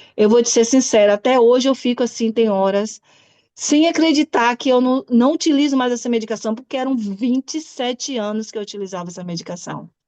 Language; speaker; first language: Portuguese; native; Portuguese